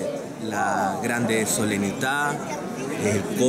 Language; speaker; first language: Italian; non-native, fluent; Spanish